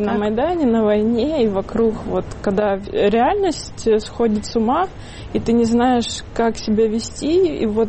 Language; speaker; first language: Russian; native; Russian